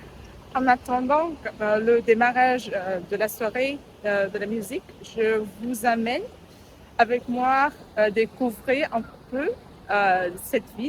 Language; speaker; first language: French; non-native, learner; Vietnamese